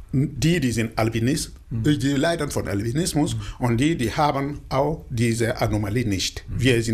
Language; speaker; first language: German; non-native, learner; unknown